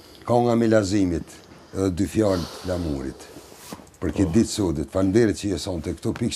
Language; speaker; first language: Albanian; native; Albanian